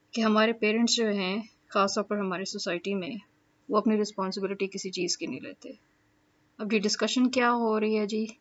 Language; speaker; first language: Urdu; non-native, local second language; Punjabi